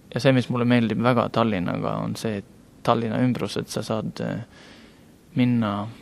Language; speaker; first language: Estonian; non-native, fluent; Norwegian